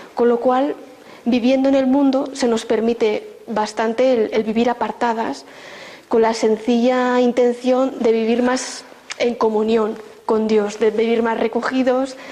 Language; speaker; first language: Spanish; native; Spanish